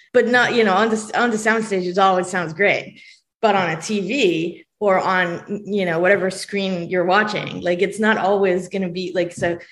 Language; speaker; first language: English; non-native, fluent; Hebrew